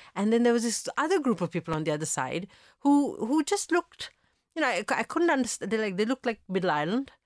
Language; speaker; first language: English; early bilingual, other home language; Italian